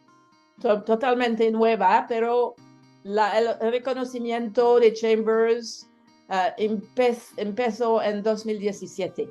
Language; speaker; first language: Spanish; non-native, learner; French